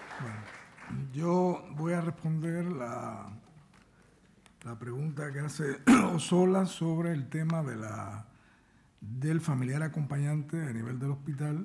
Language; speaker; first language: Spanish; native; Spanish